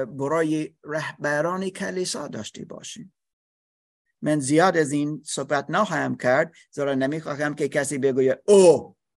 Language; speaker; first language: Persian; non-native, learner; English